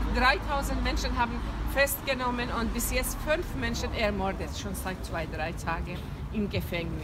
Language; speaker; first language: German; non-native, fluent; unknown